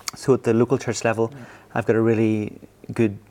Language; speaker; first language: English; native; English